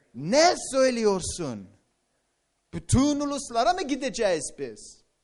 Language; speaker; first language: Turkish; non-native, fluent; English